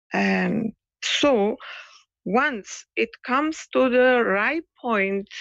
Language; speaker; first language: English; non-native, fluent; Italian